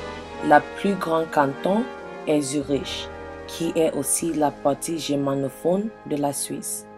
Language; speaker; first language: French; non-native, learner; English